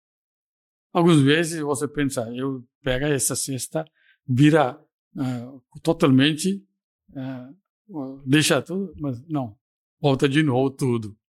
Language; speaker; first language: Portuguese; non-native, fluent; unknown